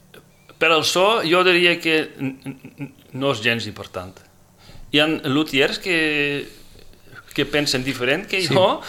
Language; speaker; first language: Catalan; non-native, fluent; Dutch